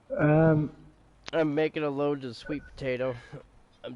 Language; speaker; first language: English; native; English